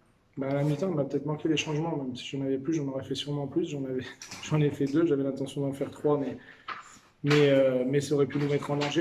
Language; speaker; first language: French; native; French